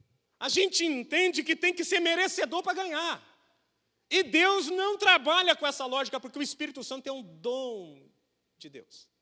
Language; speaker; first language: Portuguese; native; Portuguese